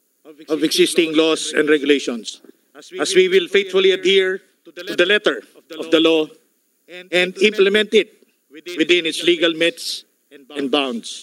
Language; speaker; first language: English; non-native, local second language; Filipino